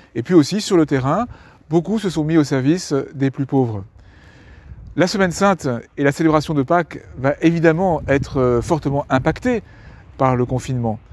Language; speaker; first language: French; native; French